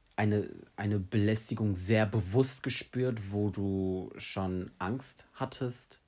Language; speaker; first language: German; native; German